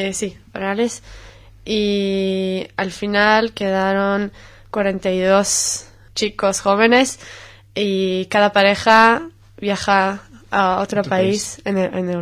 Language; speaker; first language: Spanish; non-native, learner; Hebrew